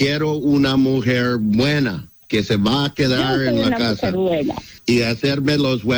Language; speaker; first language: Spanish; non-native, learner; English